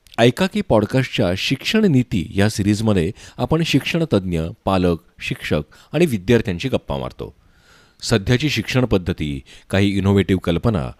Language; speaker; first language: Marathi; native; Marathi